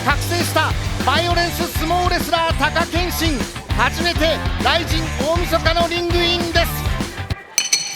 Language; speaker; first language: Japanese; native; Japanese